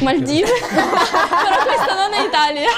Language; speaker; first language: Italian; non-native, learner; Russian